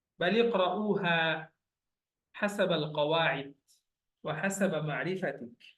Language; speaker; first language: Arabic; non-native, fluent; Bangla